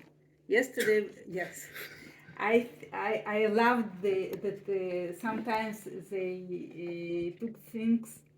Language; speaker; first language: English; non-native, learner; Russian